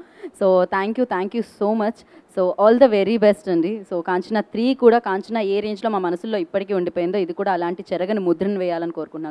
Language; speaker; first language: Telugu; native; Telugu